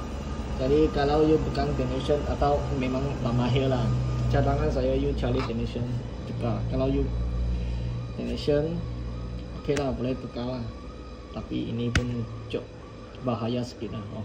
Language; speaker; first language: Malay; non-native, local second language; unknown